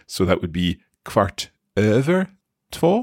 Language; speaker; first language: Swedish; non-native, learner; English